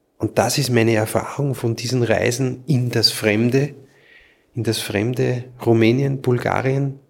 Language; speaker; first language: German; native; German